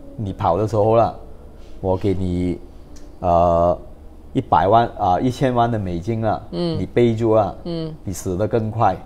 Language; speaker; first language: Chinese; non-native, local second language; Cantonese